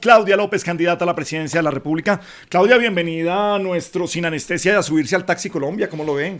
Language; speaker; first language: Spanish; native; Spanish